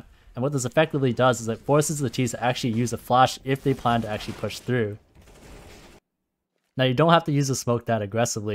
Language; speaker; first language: English; native; English